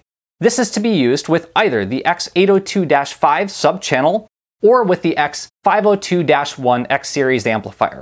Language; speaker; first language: English; native; English